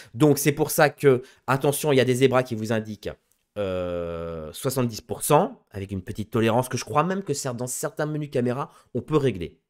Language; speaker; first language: French; native; French